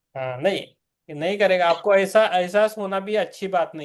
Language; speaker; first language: Hindi; native; Hindi